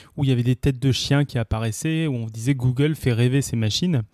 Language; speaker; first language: French; native; French